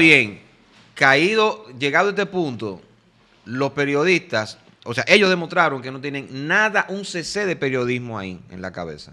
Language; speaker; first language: Spanish; native; Spanish